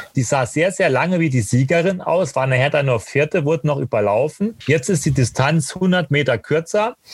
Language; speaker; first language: German; native; German